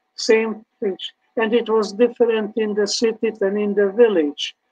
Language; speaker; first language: English; early bilingual, other home language; Hungarian